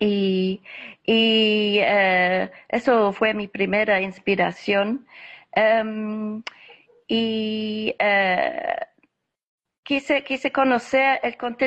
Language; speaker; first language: Spanish; non-native, fluent; English